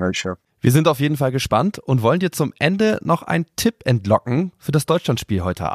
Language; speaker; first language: German; native; German